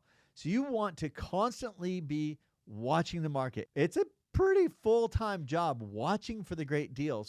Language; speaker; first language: English; native; English